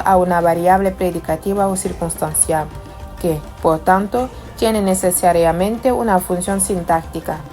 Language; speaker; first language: Spanish; non-native, fluent; Wolof